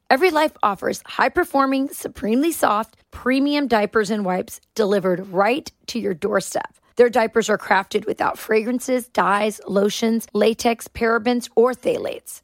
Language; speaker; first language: English; native; English